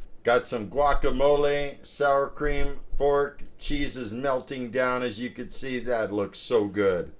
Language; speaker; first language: English; native; English